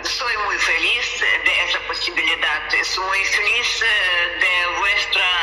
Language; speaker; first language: Spanish; non-native, learner; Russian